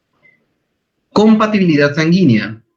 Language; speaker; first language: Spanish; native; Spanish